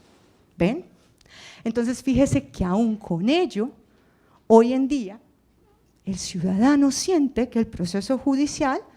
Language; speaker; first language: Spanish; native; Spanish